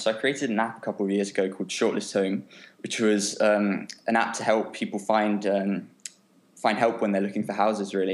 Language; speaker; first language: English; native; English